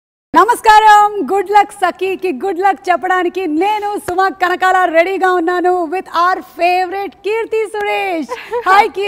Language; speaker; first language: Telugu; native; Telugu